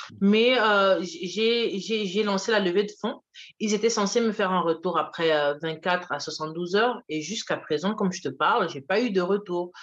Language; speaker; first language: French; early bilingual, other home language; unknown